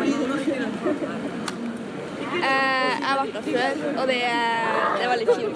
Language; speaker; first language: Norwegian; non-native, fluent; Spanish